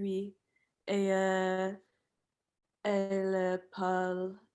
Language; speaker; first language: French; non-native, fluent; English